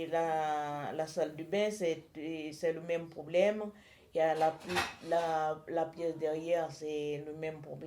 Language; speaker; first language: French; non-native, learner; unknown